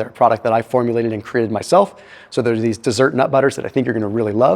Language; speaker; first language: English; native; English